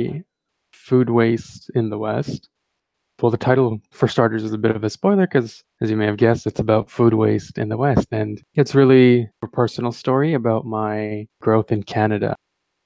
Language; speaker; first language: English; early bilingual, other home language; Tamil